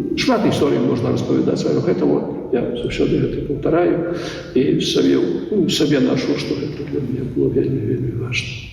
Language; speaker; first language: Belarusian; native; Belarusian